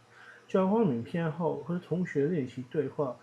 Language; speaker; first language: Chinese; non-native, learner; Dutch